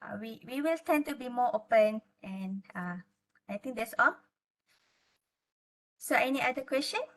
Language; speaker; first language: English; non-native, local second language; Malay